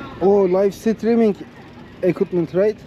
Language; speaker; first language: English; non-native, learner; Turkish